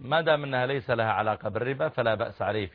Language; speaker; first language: Arabic; native; Arabic